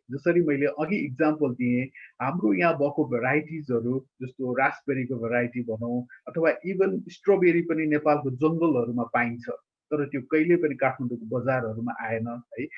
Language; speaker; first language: Nepali; native; Nepali